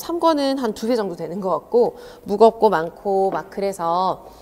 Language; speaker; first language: Korean; native; Korean